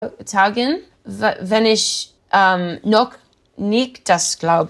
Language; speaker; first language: German; non-native, learner; English